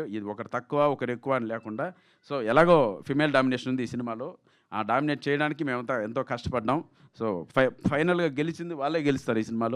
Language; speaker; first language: Telugu; native; Telugu